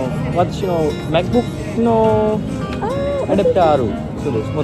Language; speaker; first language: Japanese; non-native, learner; Sinhala